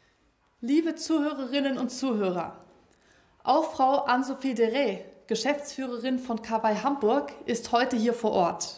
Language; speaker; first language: German; native; German